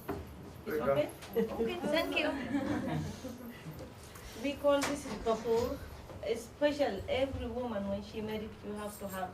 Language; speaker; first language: English; non-native, learner; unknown